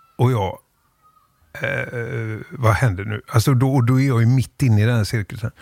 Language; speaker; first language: Swedish; native; Swedish